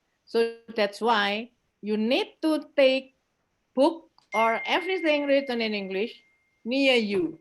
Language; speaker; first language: English; non-native, fluent; Indonesian